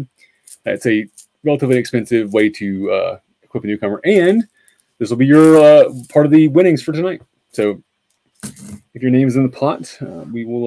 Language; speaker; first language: English; native; English